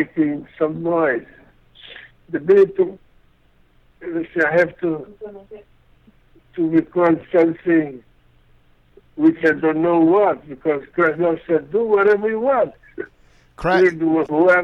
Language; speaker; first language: English; non-native, fluent; Portuguese